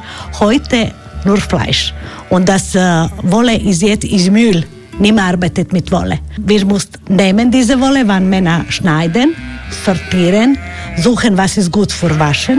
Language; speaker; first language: German; non-native, learner; Croatian